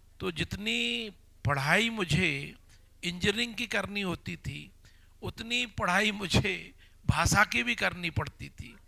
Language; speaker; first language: Hindi; native; Hindi